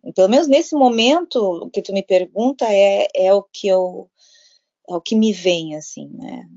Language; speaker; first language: Portuguese; native; Portuguese